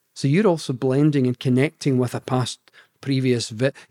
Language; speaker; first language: English; native; English